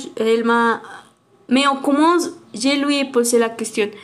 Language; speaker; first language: French; non-native, learner; Spanish